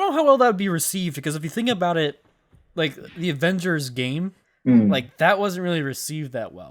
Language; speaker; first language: English; native; English